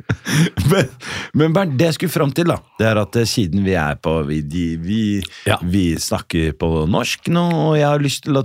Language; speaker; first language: Norwegian; native; Norwegian